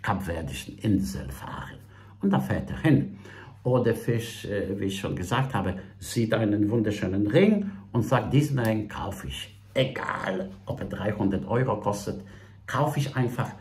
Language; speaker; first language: German; non-native, fluent; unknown